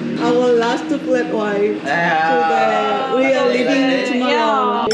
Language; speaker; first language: English; non-native, learner; Korean